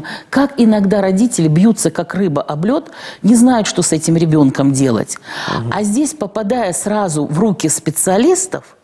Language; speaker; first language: Russian; native; Russian